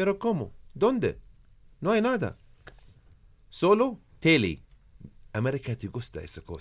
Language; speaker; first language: Spanish; non-native, learner; Arabic